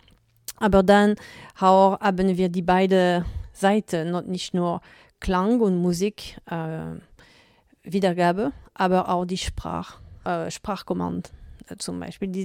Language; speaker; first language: German; non-native, learner; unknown